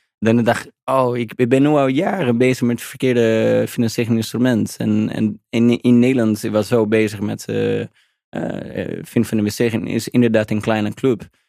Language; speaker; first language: Dutch; non-native, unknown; Portuguese